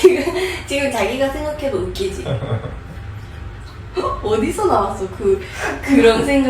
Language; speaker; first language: Korean; non-native, fluent; Japanese